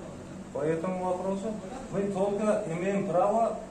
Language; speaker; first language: Russian; non-native, local second language; Uzbek